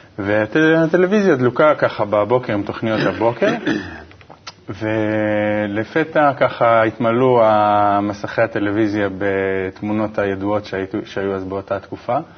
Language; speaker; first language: Hebrew; native; Hebrew